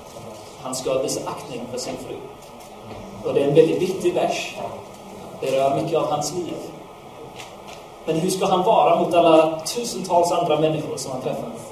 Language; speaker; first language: Swedish; non-native, fluent; English